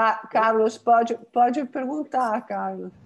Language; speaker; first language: Portuguese; non-native, fluent; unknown